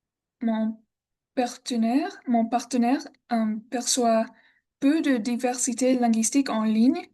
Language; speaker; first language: French; non-native, learner; English